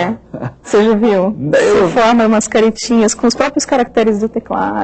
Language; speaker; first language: Portuguese; native; Portuguese